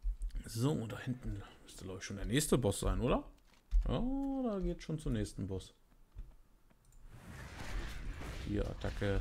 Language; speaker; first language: German; native; German